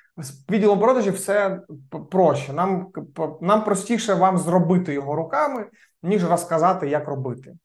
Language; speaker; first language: Ukrainian; non-native, local second language; Russian